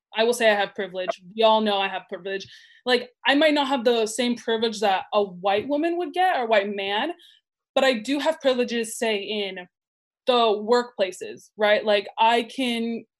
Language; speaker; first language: English; native; English